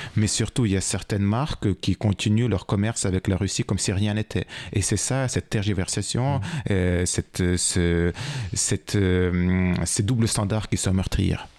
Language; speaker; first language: French; non-native, fluent; Ukrainian